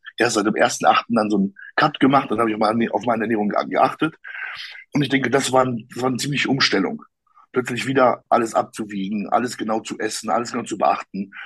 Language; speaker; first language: German; early bilingual, other home language; Polish